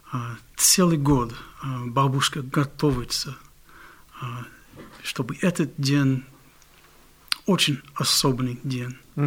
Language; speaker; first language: Russian; non-native, fluent; English